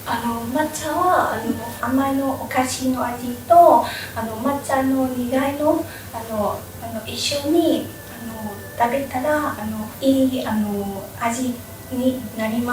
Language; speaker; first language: Japanese; non-native, learner; Vietnamese